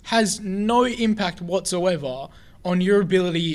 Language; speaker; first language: English; native; English